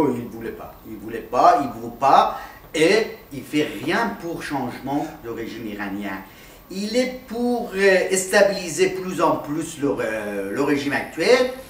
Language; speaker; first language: French; non-native, fluent; Persian